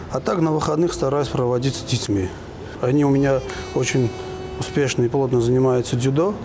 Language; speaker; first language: Russian; non-native, fluent; Armenian